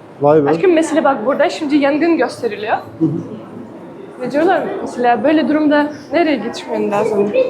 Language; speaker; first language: Turkish; non-native, fluent; Russian